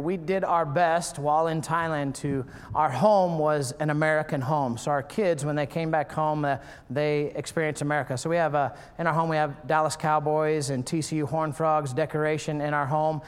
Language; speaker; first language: English; native; English